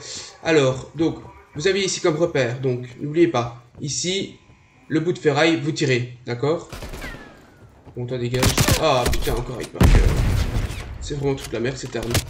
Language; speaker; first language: French; native; French